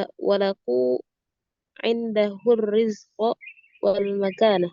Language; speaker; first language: Arabic; non-native, learner; Indonesian